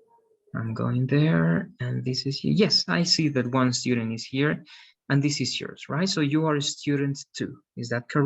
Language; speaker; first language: English; non-native, fluent; Spanish